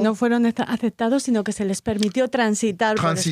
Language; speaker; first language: Spanish; native; Spanish